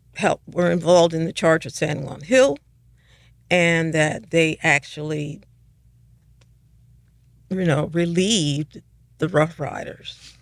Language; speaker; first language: English; native; English